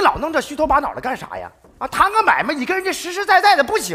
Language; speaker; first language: Chinese; native; Chinese